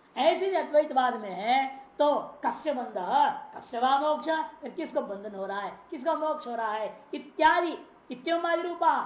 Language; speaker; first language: Hindi; non-native, local second language; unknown